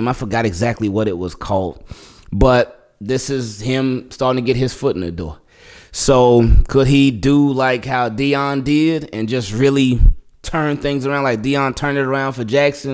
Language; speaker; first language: English; native; English